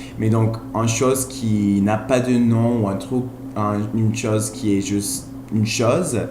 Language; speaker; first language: French; non-native, fluent; Spanish